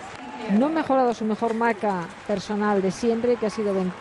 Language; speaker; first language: Spanish; native; Spanish